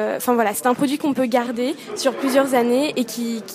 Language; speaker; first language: French; native; French